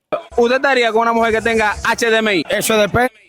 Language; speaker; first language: Spanish; native; Spanish